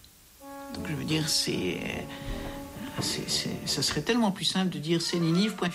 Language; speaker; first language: French; native; French